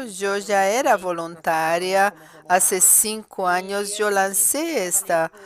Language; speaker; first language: Spanish; non-native, fluent; Portuguese